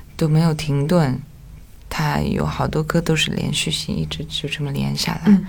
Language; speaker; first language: Chinese; non-native, local second language; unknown